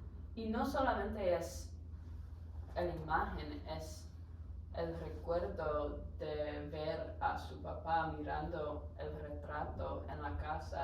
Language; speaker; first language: Spanish; non-native, learner; English